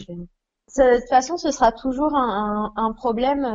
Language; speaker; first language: French; native; French